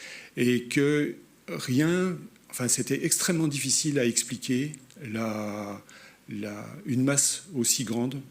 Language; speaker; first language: French; native; French